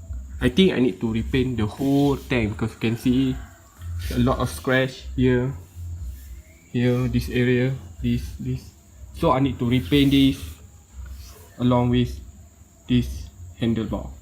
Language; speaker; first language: English; non-native, local second language; Malay